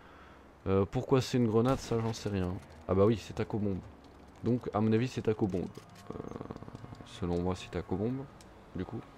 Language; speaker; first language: French; native; French